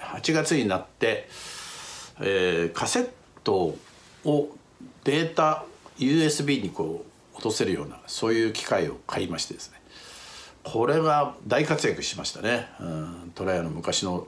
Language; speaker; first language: Japanese; native; Japanese